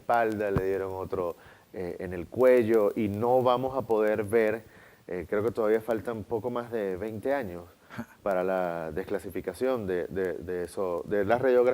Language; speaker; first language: Spanish; native; Spanish